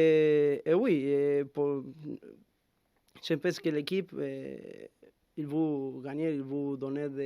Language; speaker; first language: French; non-native, fluent; Spanish